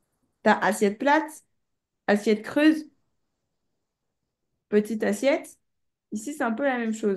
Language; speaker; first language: French; native; French